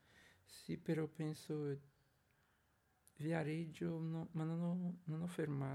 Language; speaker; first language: Italian; non-native, learner; Portuguese